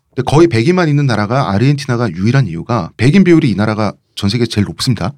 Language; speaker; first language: Korean; native; Korean